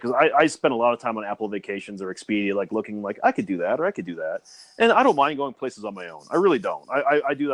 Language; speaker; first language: English; native; English